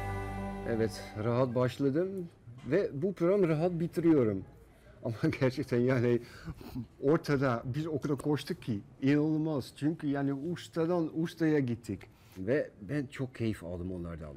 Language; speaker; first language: Turkish; non-native, fluent; Dutch